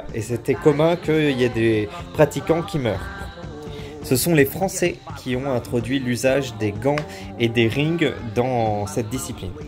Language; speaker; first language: French; native; French